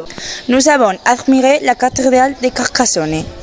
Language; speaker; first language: French; non-native, learner; Spanish